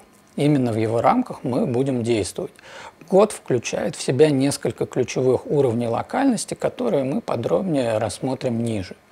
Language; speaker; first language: Russian; native; Russian